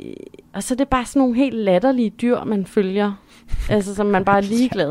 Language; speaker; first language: Danish; native; Danish